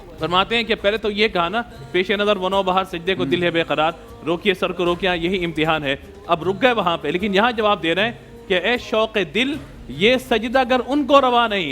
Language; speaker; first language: Urdu; native; Urdu